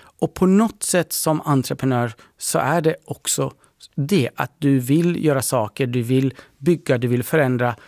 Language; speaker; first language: Swedish; early bilingual, other home language; Persian